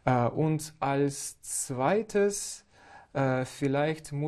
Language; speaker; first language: German; non-native, fluent; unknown